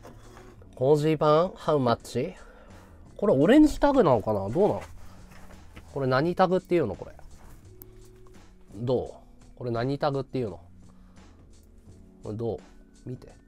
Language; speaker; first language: Japanese; native; Japanese